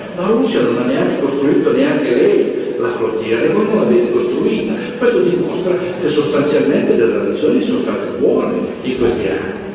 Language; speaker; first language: Italian; native; Italian